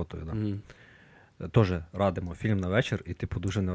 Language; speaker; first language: Ukrainian; native; Ukrainian